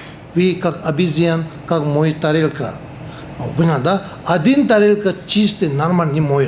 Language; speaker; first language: Russian; non-native, learner; Tibetan